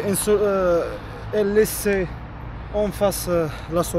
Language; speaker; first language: French; non-native, local second language; Arabic